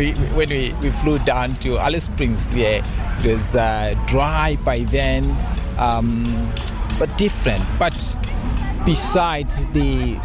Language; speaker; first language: English; non-native, local second language; Shona